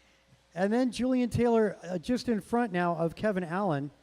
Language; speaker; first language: English; native; English